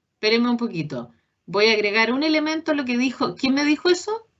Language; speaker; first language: Spanish; native; Spanish